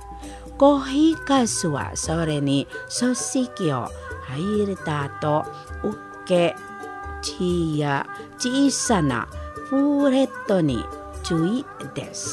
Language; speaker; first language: Japanese; non-native, fluent; Indonesian